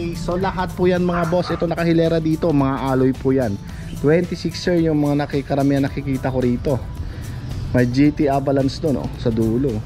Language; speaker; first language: Filipino; native; Filipino